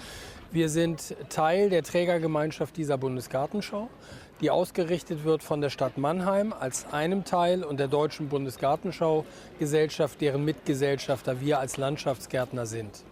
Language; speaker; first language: German; native; German